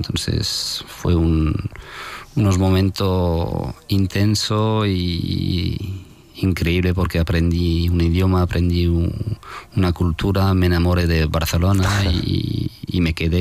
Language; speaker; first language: Spanish; non-native, fluent; French